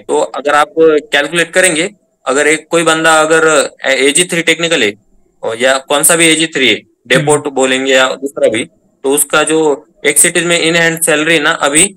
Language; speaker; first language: Hindi; non-native, local second language; Marathi